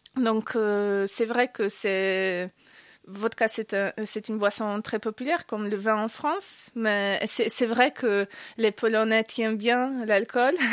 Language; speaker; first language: French; non-native, fluent; Polish